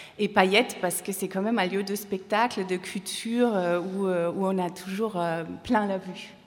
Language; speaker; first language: French; non-native, fluent; German